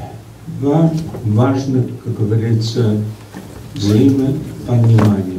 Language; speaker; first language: Russian; early bilingual, heritage; Russian